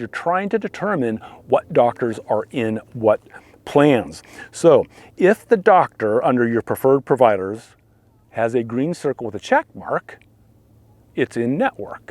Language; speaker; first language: English; native; English